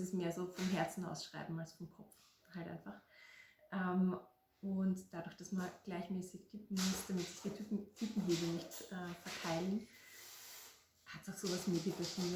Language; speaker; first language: German; native; German